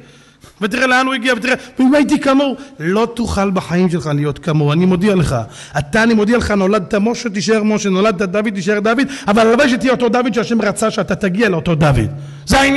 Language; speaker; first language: Hebrew; native; Hebrew